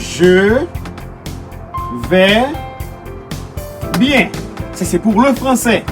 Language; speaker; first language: French; non-native, local second language; Haitian Creole